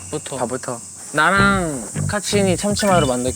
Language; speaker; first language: Korean; native; Korean